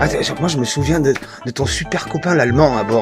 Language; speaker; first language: French; native; French